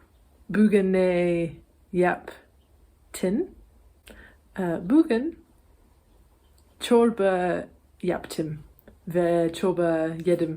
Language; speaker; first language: Turkish; non-native, learner; English